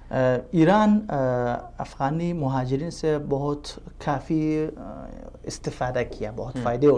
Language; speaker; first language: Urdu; non-native, fluent; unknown